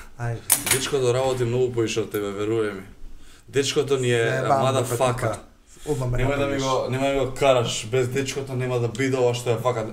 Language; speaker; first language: Macedonian; native; Macedonian